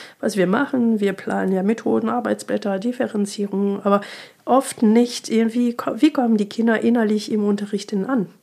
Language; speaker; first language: German; non-native, fluent; French